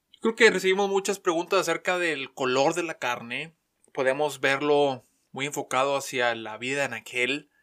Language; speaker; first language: Spanish; native; Spanish